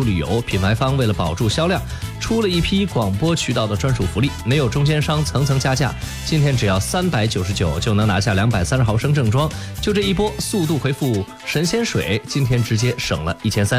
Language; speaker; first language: Chinese; native; Chinese